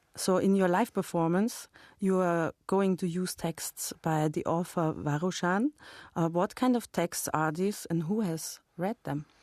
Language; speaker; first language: English; non-native, fluent; German